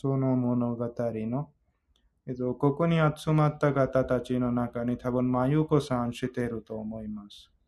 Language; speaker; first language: Japanese; non-native, learner; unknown